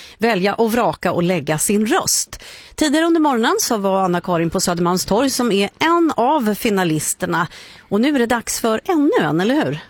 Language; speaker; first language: Swedish; native; Swedish